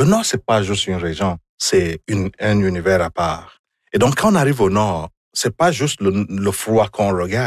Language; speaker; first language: French; non-native, fluent; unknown